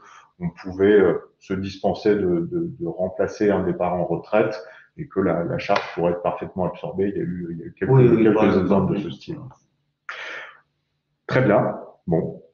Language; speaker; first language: French; native; French